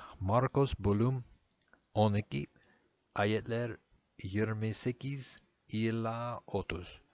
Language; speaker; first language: Turkish; non-native, fluent; English